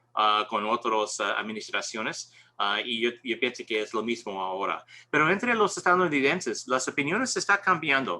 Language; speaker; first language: Spanish; non-native, learner; English